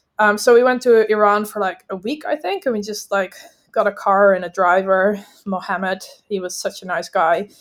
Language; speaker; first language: English; non-native, fluent; Dutch